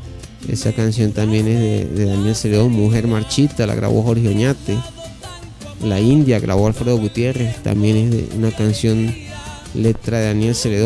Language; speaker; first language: Spanish; native; Spanish